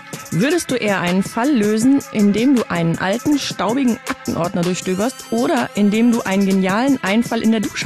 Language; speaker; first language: German; native; German